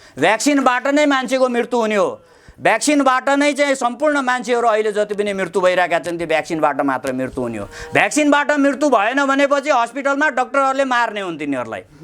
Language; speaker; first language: Nepali; native; Nepali